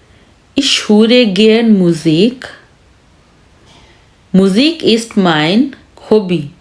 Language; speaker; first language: German; non-native, fluent; Urdu